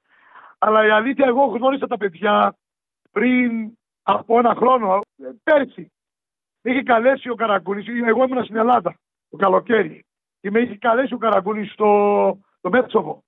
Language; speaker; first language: Greek; early bilingual, heritage; Greek